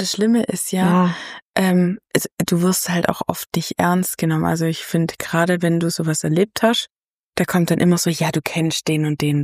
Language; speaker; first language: German; native; German